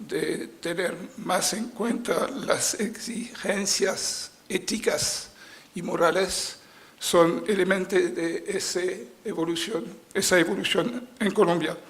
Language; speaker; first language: Spanish; non-native, fluent; French